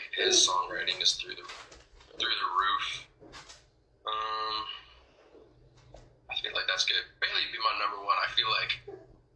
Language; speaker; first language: English; native; English